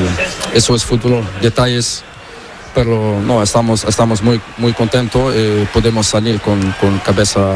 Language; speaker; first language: Spanish; non-native, learner; Portuguese